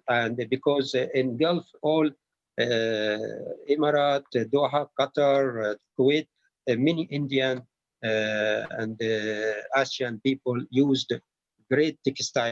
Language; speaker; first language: English; non-native, learner; Arabic